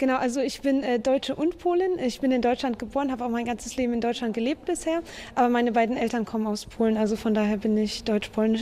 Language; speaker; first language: German; early bilingual, other home language; Polish